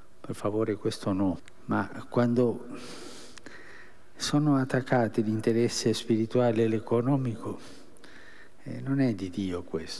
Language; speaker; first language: Italian; non-native, local second language; Spanish